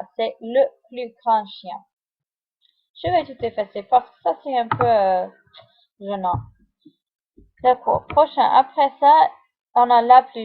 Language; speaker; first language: French; non-native, fluent; English